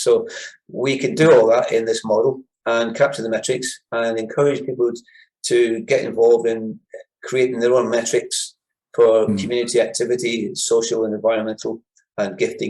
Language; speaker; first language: English; native; English